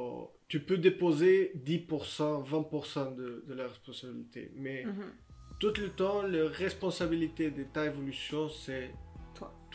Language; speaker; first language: French; non-native, learner; Portuguese